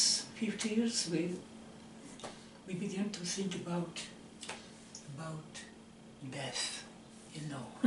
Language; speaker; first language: English; non-native, learner; Russian